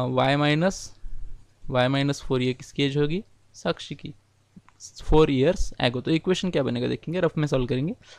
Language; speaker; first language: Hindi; non-native, local second language; Marathi